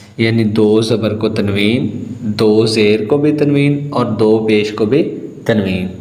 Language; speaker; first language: Urdu; non-native, local second language; Punjabi